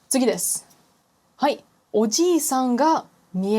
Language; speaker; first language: Japanese; non-native, fluent; English